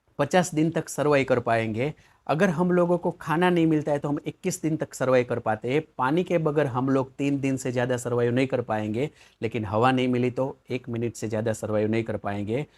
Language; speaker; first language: Hindi; non-native, local second language; Gujarati